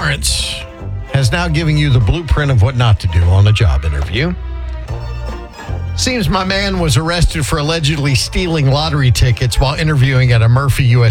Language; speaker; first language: English; native; English